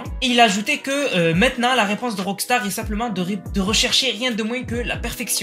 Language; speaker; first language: French; native; French